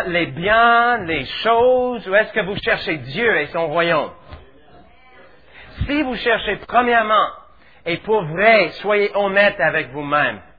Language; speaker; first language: French; native; French